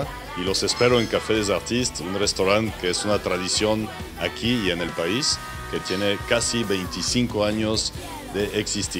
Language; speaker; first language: Spanish; non-native, fluent; French